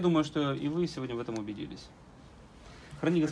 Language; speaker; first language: Russian; native; Russian